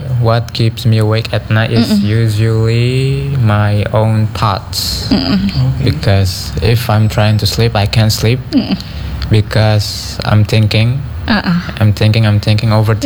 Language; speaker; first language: English; non-native, fluent; Indonesian